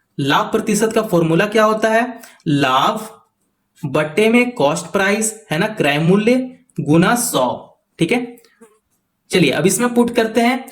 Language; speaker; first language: Hindi; native; Hindi